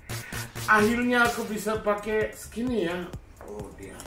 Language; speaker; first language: Indonesian; non-native, fluent; Japanese